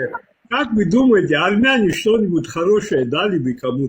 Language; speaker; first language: Russian; non-native, local second language; Armenian